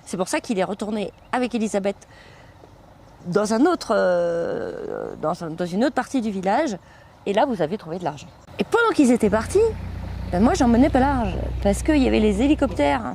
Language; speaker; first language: French; native; French